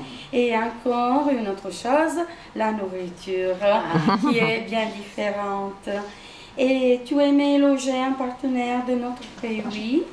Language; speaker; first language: French; non-native, fluent; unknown